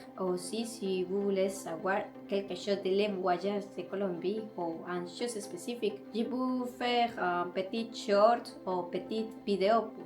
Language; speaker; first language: French; non-native, learner; Spanish